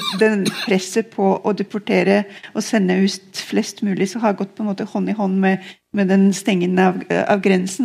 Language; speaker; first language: Norwegian; non-native, fluent; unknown